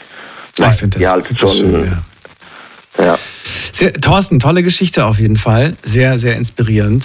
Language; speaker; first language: German; native; German